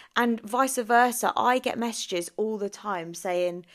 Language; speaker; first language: English; native; English